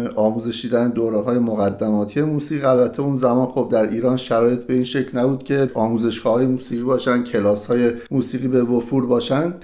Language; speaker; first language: Persian; native; Persian